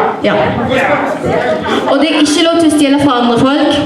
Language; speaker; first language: Norwegian; early bilingual, other home language; Hakha Chin